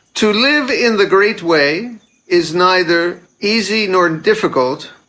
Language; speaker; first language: English; native; English